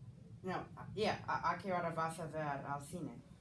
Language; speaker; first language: Spanish; non-native, learner; English